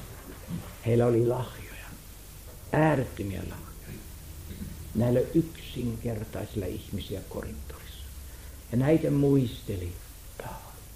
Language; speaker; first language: Finnish; non-native, fluent; German